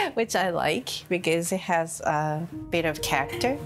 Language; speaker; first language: English; non-native, fluent; Japanese